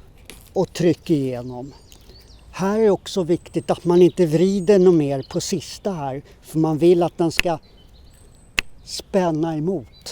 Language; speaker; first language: Swedish; native; Swedish